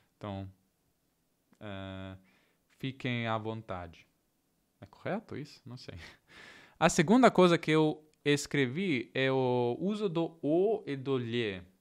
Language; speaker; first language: Portuguese; non-native, learner; Italian